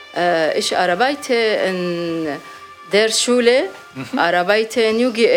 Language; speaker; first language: German; non-native, learner; Arabic